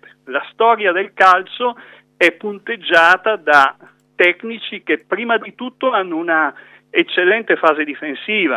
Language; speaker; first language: Italian; native; Italian